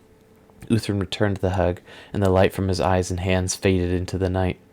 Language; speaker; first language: English; native; English